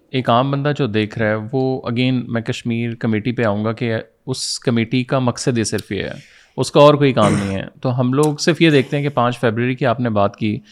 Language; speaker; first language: Urdu; native; Urdu